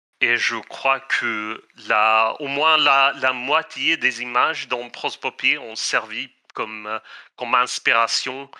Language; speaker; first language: French; non-native, fluent; Swedish